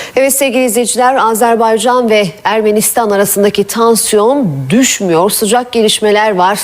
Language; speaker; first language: Turkish; native; Turkish